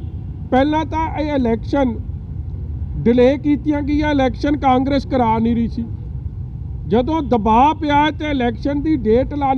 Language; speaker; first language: Hindi; non-native, local second language; Punjabi